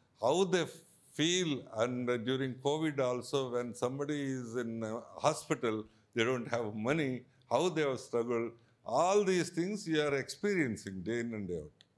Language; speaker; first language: English; non-native, local second language; Telugu